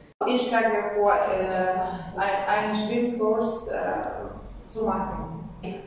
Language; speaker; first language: German; non-native, learner; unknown